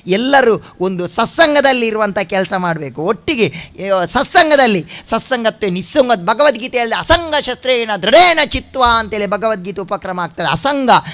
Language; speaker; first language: Kannada; non-native, local second language; Tulu